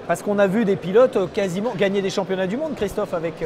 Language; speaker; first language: French; native; French